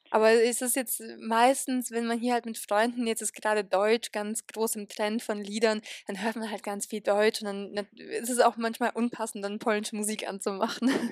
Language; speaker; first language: German; early bilingual, other home language; Polish